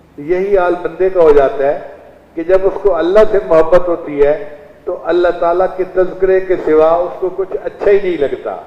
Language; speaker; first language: Urdu; non-native, local second language; Saraiki